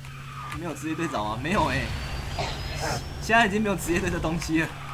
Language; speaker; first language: Chinese; native; Chinese